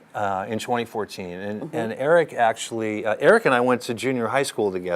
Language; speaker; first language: English; early bilingual, other home language; German